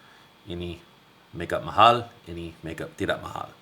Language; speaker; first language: Indonesian; non-native, learner; English